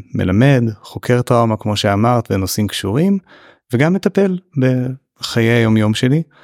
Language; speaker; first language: Hebrew; native; Hebrew